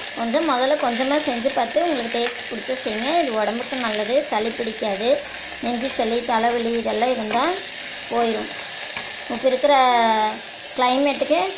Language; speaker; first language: Tamil; non-native, local second language; Telugu